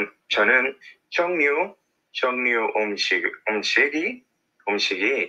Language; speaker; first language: Korean; non-native, learner; English